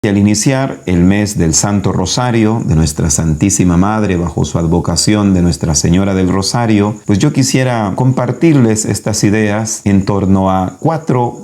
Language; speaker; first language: Spanish; native; Spanish